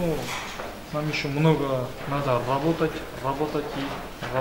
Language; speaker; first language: Russian; non-native, local second language; Kazakh